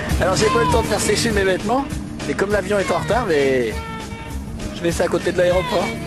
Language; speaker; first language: French; native; French